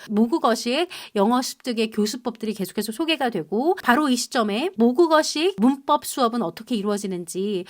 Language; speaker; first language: Korean; native; Korean